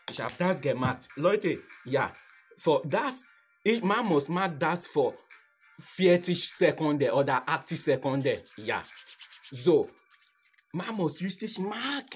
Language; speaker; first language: German; non-native, learner; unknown